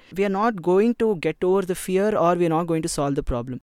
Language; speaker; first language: English; non-native, local second language; Kannada